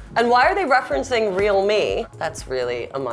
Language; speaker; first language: English; native; English